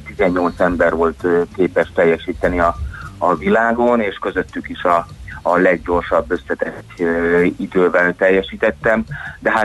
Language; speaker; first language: Hungarian; native; Hungarian